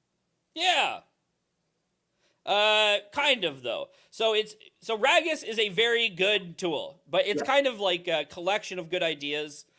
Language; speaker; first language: English; native; English